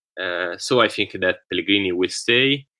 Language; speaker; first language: English; non-native, learner; Italian